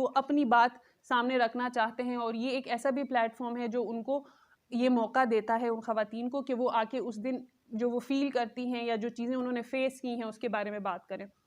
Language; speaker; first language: Urdu; non-native, local second language; Khowar